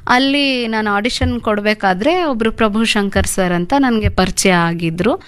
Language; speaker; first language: Kannada; non-native, local second language; Urdu